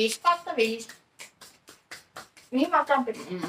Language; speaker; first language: Finnish; non-native, learner; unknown